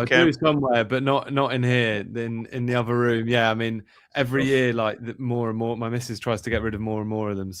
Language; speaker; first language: English; native; English